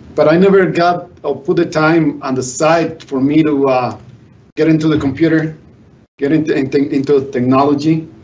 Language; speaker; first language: English; non-native, fluent; Spanish